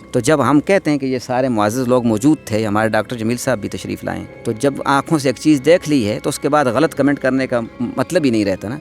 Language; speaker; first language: Urdu; non-native, local second language; Northern Hindko